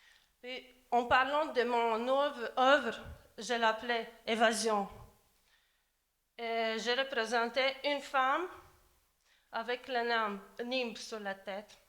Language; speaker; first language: French; non-native, learner; Latvian